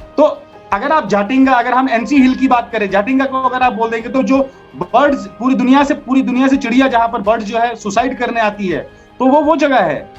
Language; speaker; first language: Hindi; native; Hindi